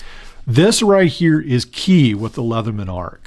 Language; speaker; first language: English; native; English